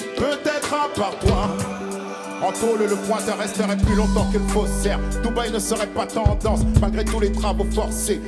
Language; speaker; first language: French; native; French